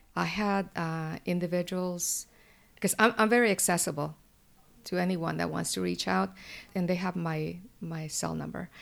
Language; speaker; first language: English; early bilingual, other home language; Spanish